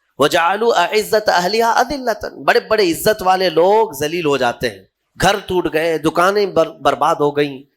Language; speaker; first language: Urdu; native; Urdu